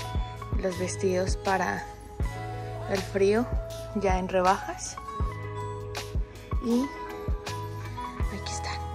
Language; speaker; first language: Spanish; native; Spanish